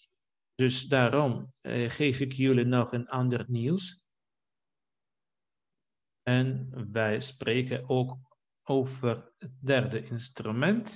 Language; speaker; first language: Dutch; non-native, fluent; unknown